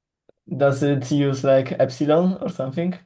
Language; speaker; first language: English; non-native, learner; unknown